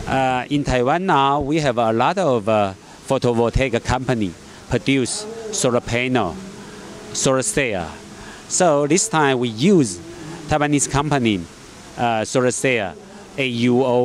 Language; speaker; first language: English; non-native, learner; Chinese